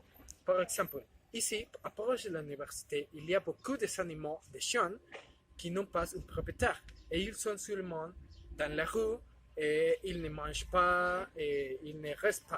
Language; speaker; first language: French; non-native, learner; Spanish